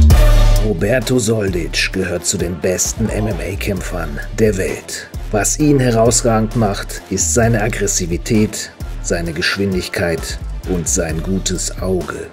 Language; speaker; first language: German; native; German